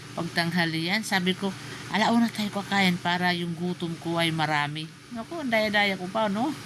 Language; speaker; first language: Filipino; non-native, local second language; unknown